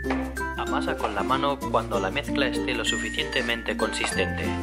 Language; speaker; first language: Spanish; native; Spanish